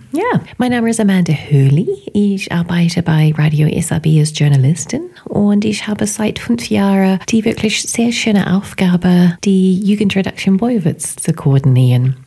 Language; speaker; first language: German; non-native, fluent; English